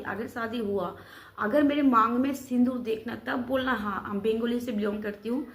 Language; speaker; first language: Hindi; non-native, local second language; Bangla